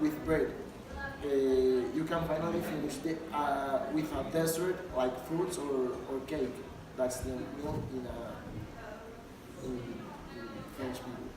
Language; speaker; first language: English; non-native, learner; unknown